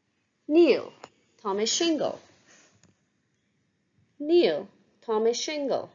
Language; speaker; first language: Irish; non-native, fluent; English